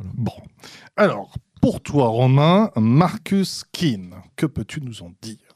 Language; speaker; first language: French; native; French